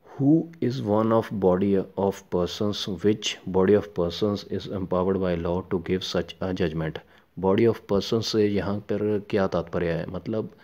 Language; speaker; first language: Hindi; non-native, local second language; Punjabi